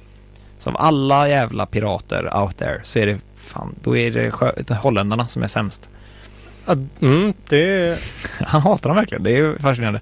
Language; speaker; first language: Swedish; native; Swedish